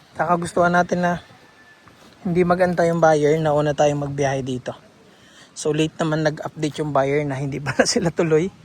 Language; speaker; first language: Filipino; native; Filipino